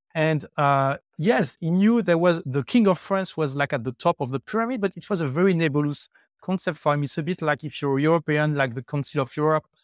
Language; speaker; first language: English; non-native, fluent; French